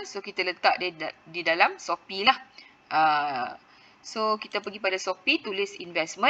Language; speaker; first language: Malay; native; Malay